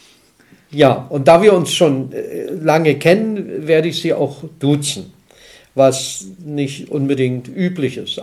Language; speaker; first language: German; native; German